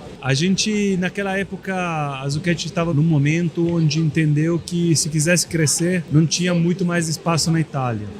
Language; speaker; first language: Portuguese; non-native, fluent; Italian